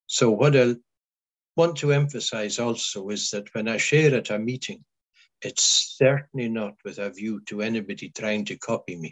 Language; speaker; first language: English; non-native, local second language; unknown